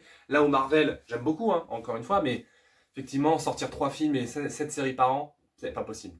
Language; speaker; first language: French; native; French